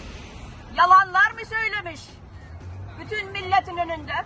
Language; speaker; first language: Turkish; non-native, learner; Turkmen